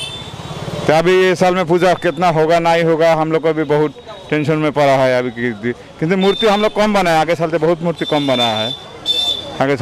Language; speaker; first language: Hindi; non-native, local second language; Bangla